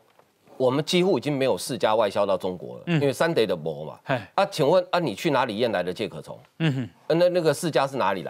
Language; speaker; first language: Chinese; native; Chinese